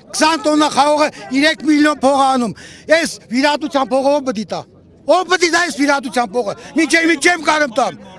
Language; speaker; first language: Armenian; native; Armenian